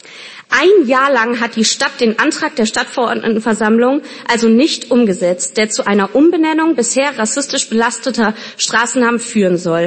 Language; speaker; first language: German; native; German